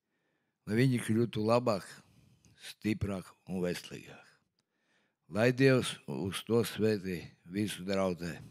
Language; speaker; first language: Latvian; non-native, local second language; Russian